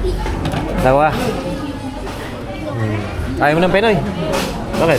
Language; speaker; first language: Filipino; native; Filipino